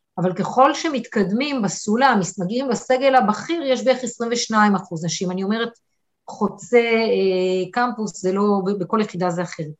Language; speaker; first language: Hebrew; native; Hebrew